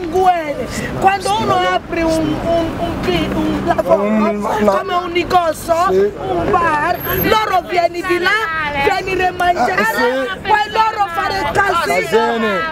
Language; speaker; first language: Italian; non-native, learner; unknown